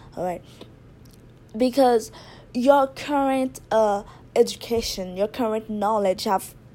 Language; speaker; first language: English; non-native, fluent; Haitian Creole